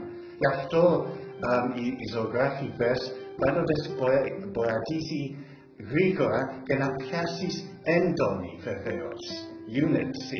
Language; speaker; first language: Greek; early bilingual, heritage; English